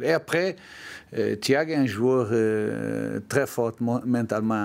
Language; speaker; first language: French; non-native, learner; Portuguese